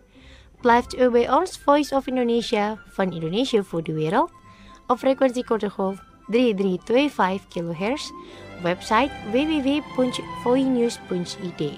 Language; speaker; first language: Dutch; non-native, local second language; Indonesian